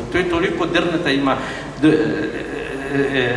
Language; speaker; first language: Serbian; non-native, fluent; Arabic